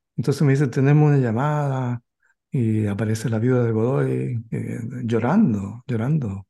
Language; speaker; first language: Spanish; native; Spanish